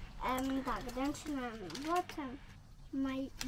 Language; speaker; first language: Russian; early bilingual, heritage; Russian